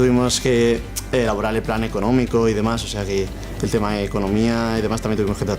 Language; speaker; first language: Spanish; native; Spanish